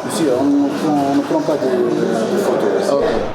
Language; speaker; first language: French; non-native, local second language; Arabic